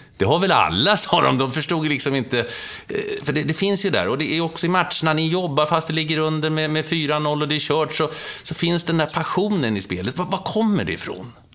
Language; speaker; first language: Swedish; native; Swedish